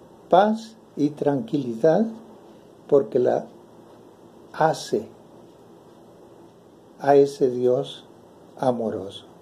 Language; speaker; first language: Spanish; native; Spanish